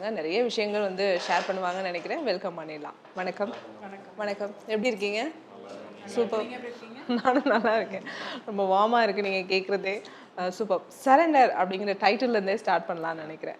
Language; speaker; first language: Tamil; native; Tamil